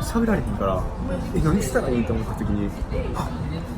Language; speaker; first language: Japanese; native; Japanese